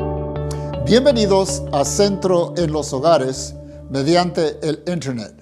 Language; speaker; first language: Spanish; native; Spanish